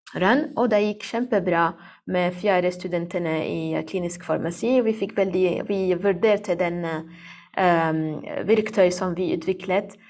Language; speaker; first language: Norwegian; non-native, learner; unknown